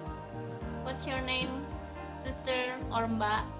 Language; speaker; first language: English; non-native, learner; Indonesian